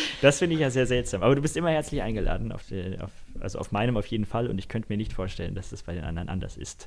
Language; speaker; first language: German; native; German